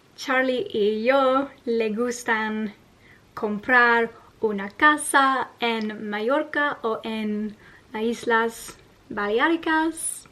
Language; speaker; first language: Spanish; non-native, learner; English